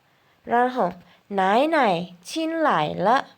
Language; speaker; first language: Chinese; non-native, fluent; Indonesian